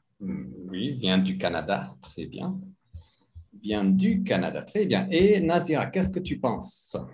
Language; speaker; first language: French; non-native, fluent; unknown